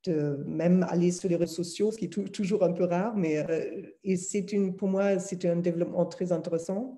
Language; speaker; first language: French; non-native, fluent; German